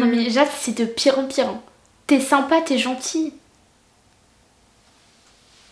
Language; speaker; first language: French; native; French